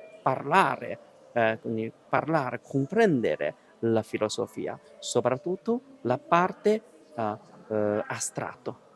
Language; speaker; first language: Italian; non-native, learner; Chinese